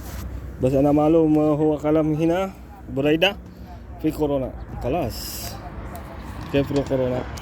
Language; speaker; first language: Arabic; non-native, learner; Filipino